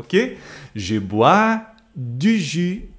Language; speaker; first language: French; non-native, fluent; Portuguese